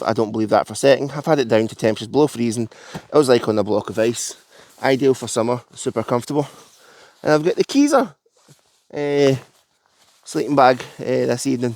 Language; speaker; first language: English; native; English